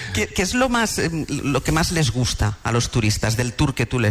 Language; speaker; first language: Spanish; native; Spanish